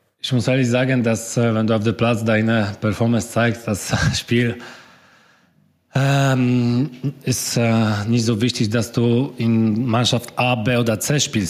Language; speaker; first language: German; non-native, learner; Polish